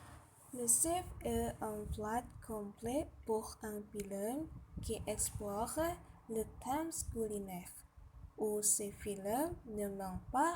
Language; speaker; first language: French; non-native, learner; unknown